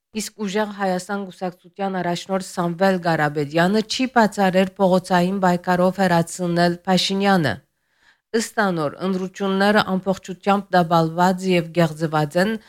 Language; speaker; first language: Armenian; early bilingual, heritage; Armenian